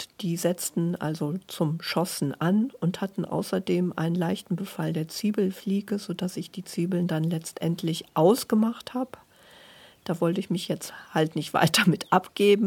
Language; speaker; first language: German; native; German